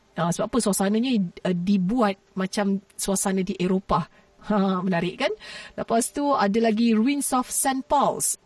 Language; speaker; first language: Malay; native; Malay